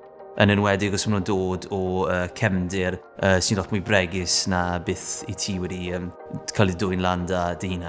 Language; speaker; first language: Welsh; native; Welsh